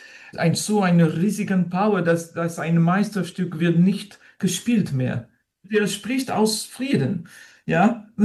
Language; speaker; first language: German; non-native, learner; French